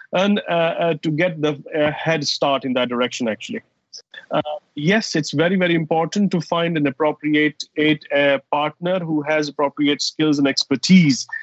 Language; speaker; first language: English; non-native, fluent; Arabic